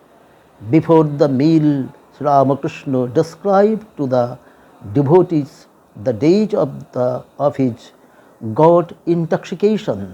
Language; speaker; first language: English; non-native, local second language; Bangla